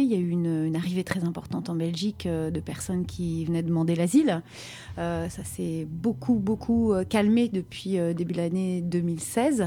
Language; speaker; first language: French; native; French